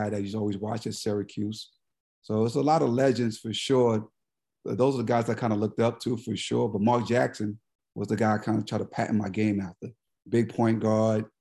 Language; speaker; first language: English; native; English